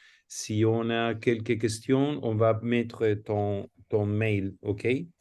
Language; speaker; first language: French; non-native, fluent; Spanish